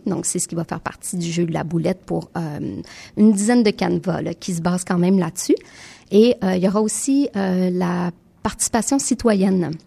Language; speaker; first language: French; native; French